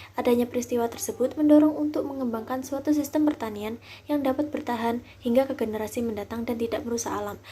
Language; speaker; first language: Indonesian; native; Indonesian